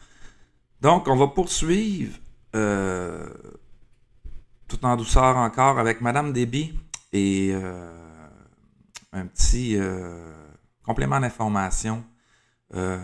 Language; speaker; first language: French; native; French